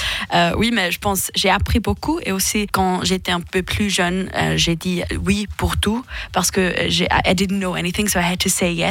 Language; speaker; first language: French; non-native, local second language; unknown